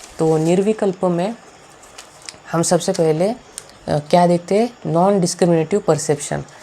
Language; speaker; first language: Hindi; non-native, local second language; Marathi